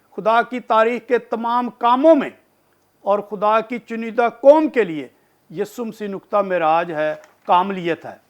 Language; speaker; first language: Urdu; non-native, local second language; Punjabi